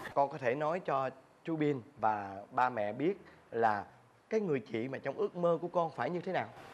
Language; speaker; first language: Vietnamese; native; Vietnamese